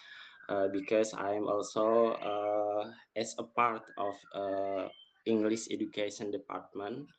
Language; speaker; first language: English; non-native, fluent; Indonesian